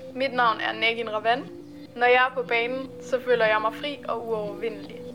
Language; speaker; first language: Danish; early bilingual, other home language; Persian